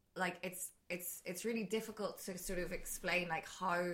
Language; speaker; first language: English; native; English